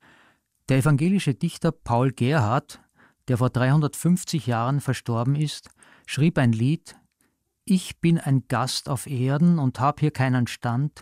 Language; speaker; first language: German; native; German